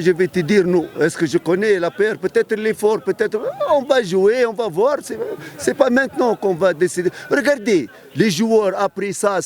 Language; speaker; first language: French; non-native, local second language; Arabic